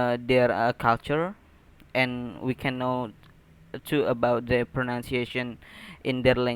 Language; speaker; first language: English; non-native, learner; Indonesian